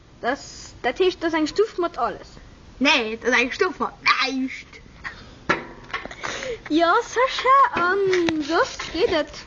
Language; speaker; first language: German; non-native, local second language; Luxembourgish